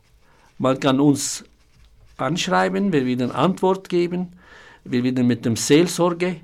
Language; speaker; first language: German; non-native, fluent; Arabic